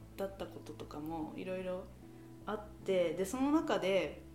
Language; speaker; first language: Japanese; early bilingual, heritage; English